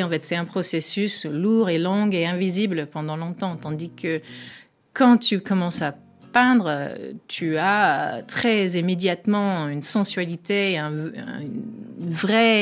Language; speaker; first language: French; non-native, fluent; English